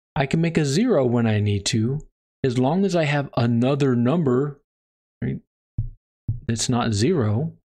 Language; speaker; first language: English; native; English